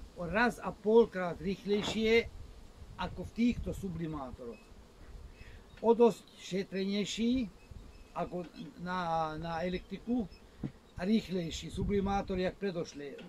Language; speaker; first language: Slovak; non-native, local second language; Hungarian